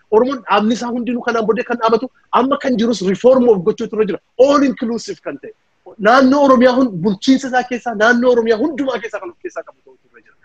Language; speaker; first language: Oromo; native; Oromo